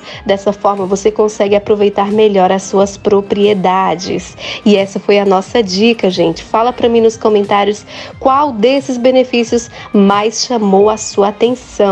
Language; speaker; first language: Portuguese; native; Portuguese